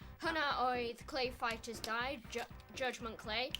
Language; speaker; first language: Welsh; non-native, local second language; English